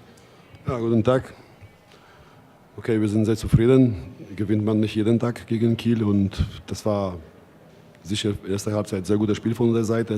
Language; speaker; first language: German; non-native, fluent; Polish